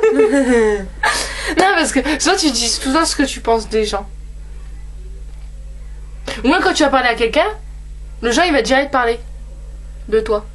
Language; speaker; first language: French; native; French